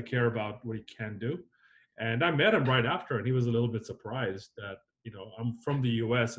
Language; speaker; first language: English; native; English